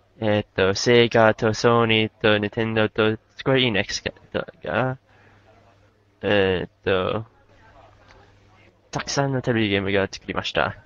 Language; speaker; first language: Japanese; non-native, learner; English